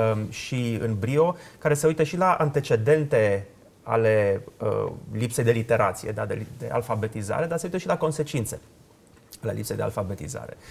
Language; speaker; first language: Romanian; native; Romanian